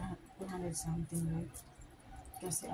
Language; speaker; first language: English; non-native, local second language; Filipino